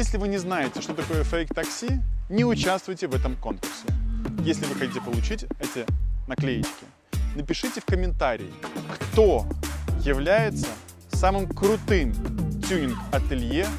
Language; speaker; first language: Russian; native; Russian